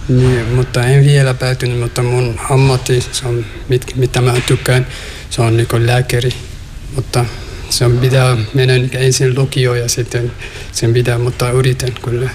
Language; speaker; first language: Finnish; non-native, learner; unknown